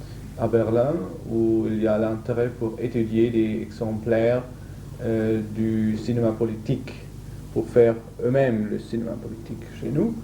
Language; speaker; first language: French; non-native, learner; German